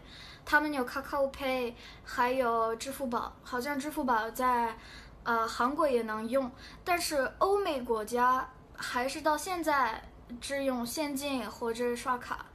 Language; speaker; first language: Chinese; non-native, fluent; Korean